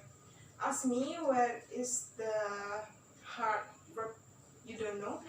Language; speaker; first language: English; non-native, learner; Indonesian